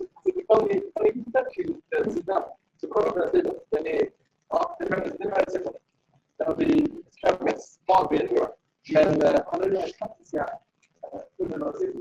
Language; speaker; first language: Swedish; native; Swedish